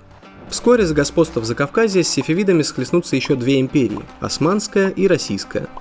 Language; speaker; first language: Russian; native; Russian